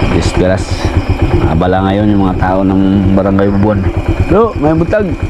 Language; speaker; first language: Filipino; non-native, local second language; Cebuano